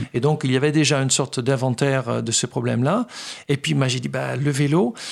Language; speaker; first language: French; non-native, fluent; Dutch